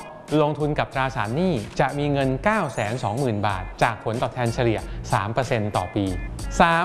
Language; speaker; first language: Thai; native; Thai